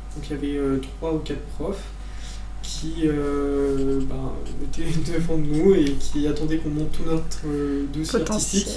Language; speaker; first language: French; native; French